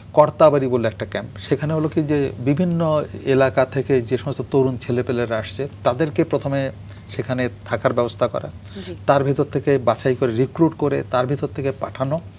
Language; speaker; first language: Bangla; native; Bangla